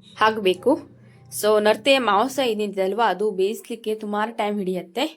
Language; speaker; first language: Kannada; non-native, local second language; Konkani